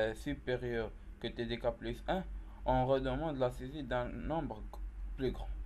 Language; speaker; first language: French; non-native, local second language; Arabic